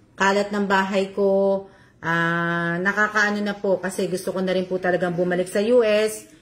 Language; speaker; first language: Filipino; native; Filipino